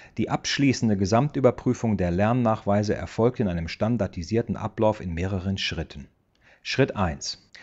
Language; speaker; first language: German; native; German